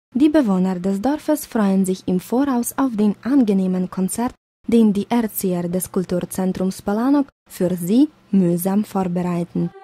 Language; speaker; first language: German; non-native, fluent; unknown